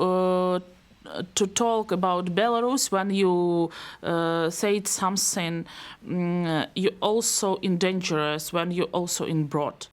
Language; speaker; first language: English; non-native, learner; Belarusian